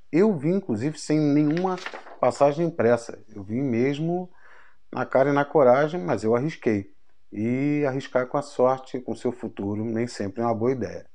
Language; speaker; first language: Portuguese; native; Portuguese